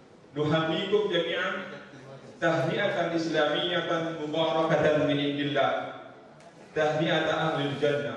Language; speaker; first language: Arabic; non-native, fluent; Indonesian